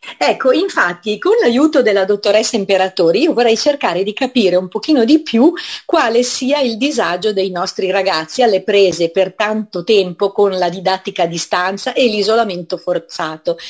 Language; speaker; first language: Italian; native; Italian